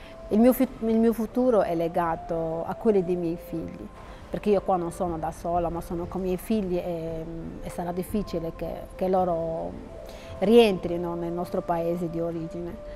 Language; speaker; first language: Italian; non-native, fluent; Arabic